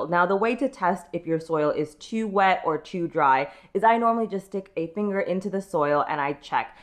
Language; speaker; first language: English; native; English